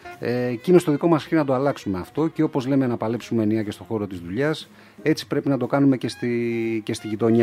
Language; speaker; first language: Greek; native; Greek